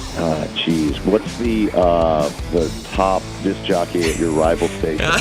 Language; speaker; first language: English; native; English